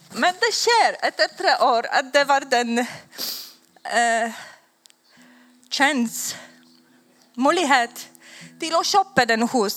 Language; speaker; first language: Swedish; non-native, learner; Polish